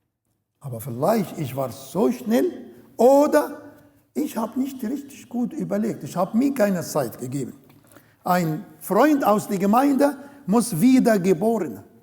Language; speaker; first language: German; non-native, learner; Arabic